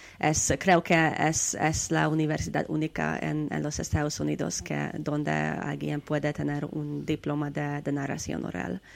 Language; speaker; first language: Spanish; non-native, learner; Hungarian